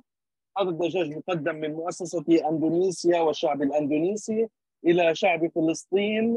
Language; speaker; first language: Arabic; native; Arabic